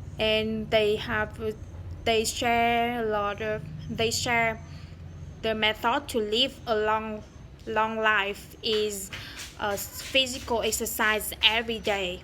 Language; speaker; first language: English; non-native, learner; Vietnamese